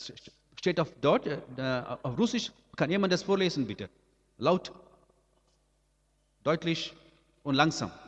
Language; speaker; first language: German; non-native, learner; Amharic